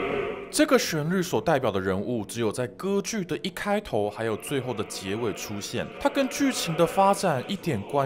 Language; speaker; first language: Chinese; native; Chinese